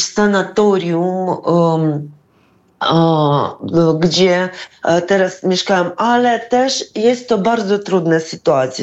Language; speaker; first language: Polish; non-native, fluent; Ukrainian